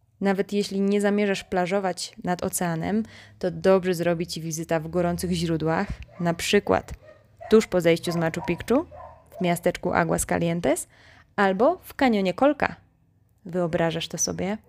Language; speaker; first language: Polish; native; Polish